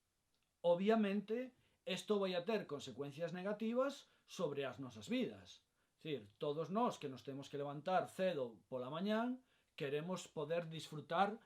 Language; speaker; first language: Galician; non-native, local second language; Spanish